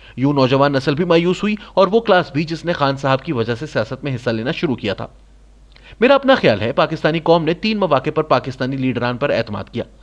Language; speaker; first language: Urdu; non-native, local second language; Saraiki